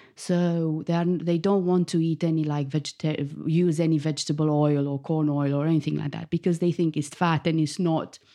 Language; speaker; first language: English; non-native, fluent; Romanian